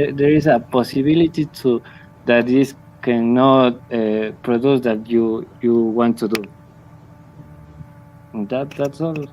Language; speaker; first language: English; non-native, learner; Spanish